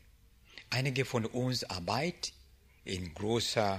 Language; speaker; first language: German; non-native, learner; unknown